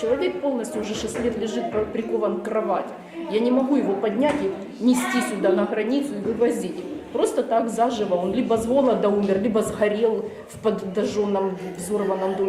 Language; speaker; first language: Russian; native; Russian